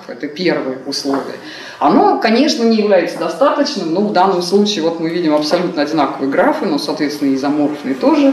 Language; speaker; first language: Russian; native; Russian